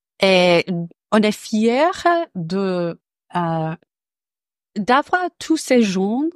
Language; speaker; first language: French; non-native, learner; English